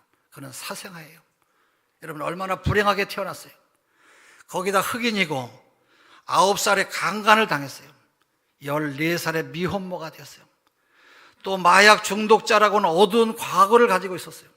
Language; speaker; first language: Korean; native; Korean